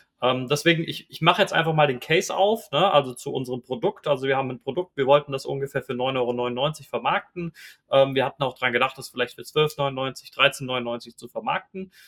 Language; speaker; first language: German; native; German